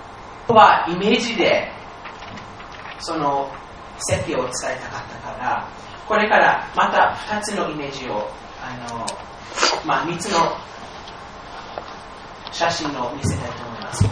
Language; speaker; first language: Japanese; non-native, fluent; English